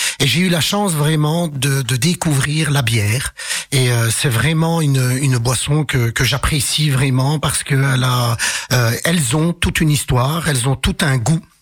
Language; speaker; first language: French; early bilingual, other home language; Arabic